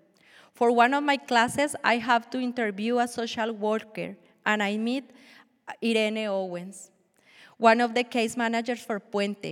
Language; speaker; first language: English; non-native, fluent; Spanish